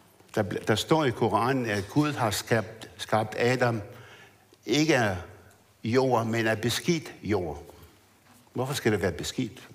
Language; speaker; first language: Danish; early bilingual, other home language; Arabic